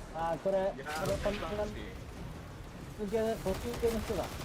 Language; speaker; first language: Japanese; native; Japanese